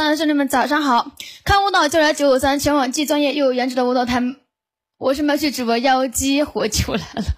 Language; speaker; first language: Chinese; native; Chinese